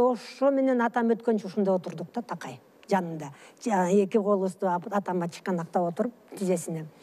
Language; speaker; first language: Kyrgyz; early bilingual, other home language; Russian